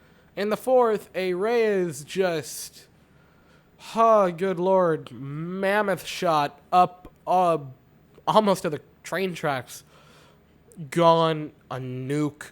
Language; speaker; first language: English; native; English